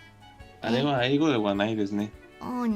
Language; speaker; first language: Japanese; non-native, learner; Spanish